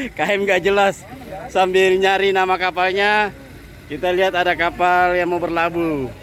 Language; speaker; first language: Indonesian; native; Indonesian